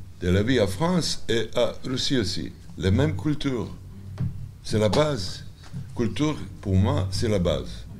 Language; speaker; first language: French; non-native, learner; Serbian